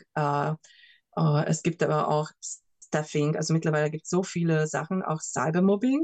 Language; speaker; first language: German; non-native, fluent; Hungarian